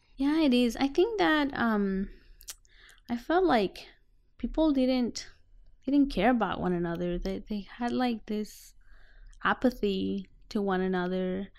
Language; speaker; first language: English; non-native, fluent; Spanish